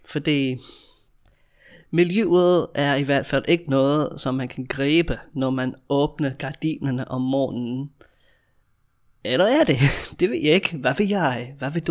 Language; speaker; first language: Danish; non-native, fluent; English